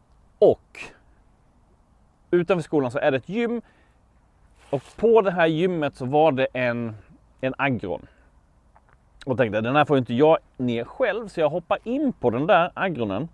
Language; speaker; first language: Swedish; native; Swedish